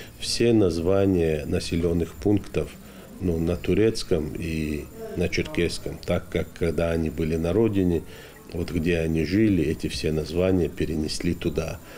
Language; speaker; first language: Russian; non-native, local second language; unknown